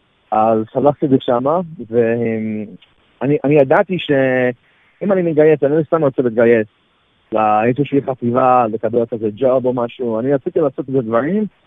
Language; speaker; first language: Hebrew; non-native, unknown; English